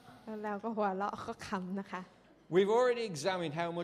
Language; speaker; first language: English; native; English